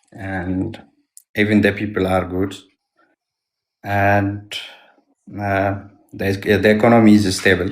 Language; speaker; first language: English; non-native, learner; Amharic